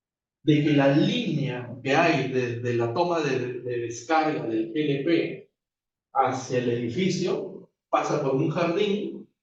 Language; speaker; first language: Spanish; native; Spanish